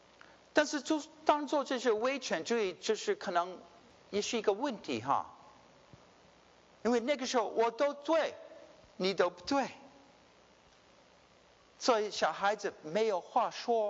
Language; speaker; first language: Chinese; early bilingual, heritage; Chinese